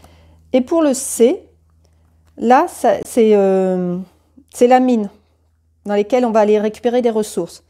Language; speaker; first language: French; native; French